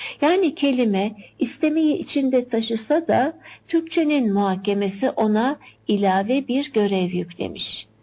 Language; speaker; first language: Turkish; native; Turkish